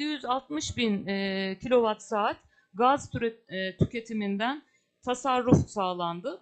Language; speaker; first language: Turkish; native; Turkish